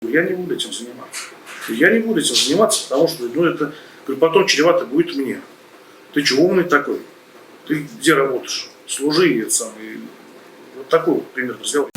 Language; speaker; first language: Russian; native; Russian